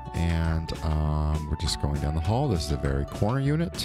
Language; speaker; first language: English; native; English